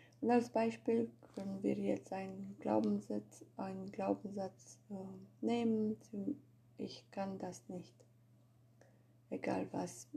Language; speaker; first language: German; non-native, fluent; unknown